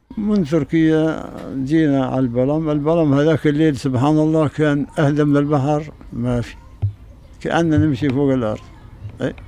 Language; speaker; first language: Arabic; native; Arabic